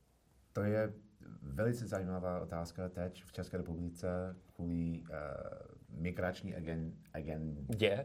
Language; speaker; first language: Czech; non-native, fluent; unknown